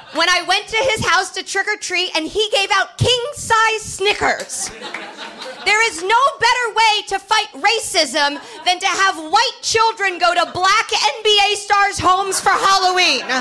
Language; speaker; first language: English; native; English